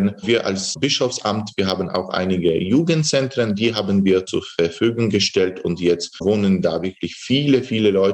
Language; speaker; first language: German; non-native, fluent; Slovak